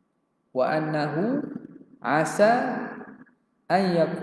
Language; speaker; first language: Arabic; non-native, fluent; Malay